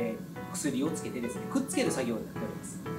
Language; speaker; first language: Japanese; native; Japanese